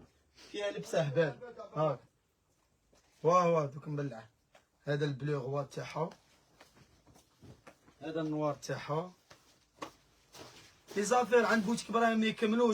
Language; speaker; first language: Arabic; native; Arabic